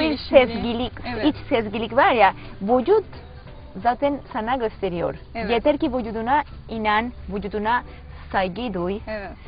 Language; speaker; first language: Turkish; non-native, learner; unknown